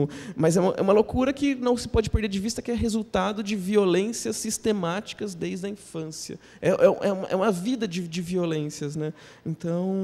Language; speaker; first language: Portuguese; native; Portuguese